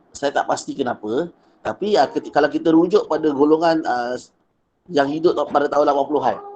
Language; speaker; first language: Malay; native; Malay